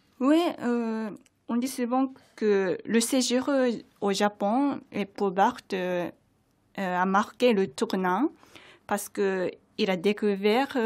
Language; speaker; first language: French; non-native, fluent; Japanese